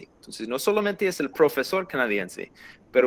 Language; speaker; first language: Spanish; non-native, fluent; English